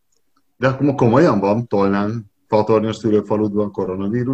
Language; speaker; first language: Hungarian; native; Hungarian